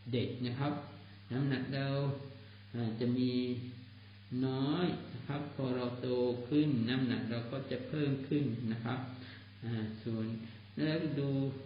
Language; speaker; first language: Thai; non-native, local second language; Malay